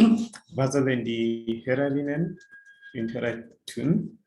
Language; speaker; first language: German; non-native, fluent; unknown